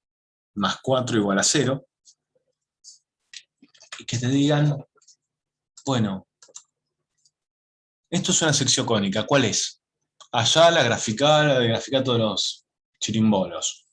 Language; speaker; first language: Spanish; native; Spanish